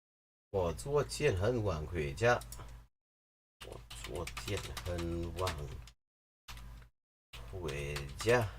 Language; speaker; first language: Chinese; non-native, learner; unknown